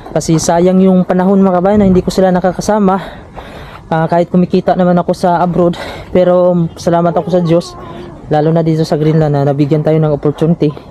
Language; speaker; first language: Filipino; non-native, local second language; Cebuano